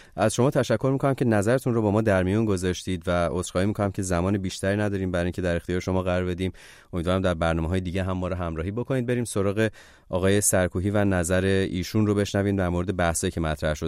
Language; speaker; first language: Persian; native; Persian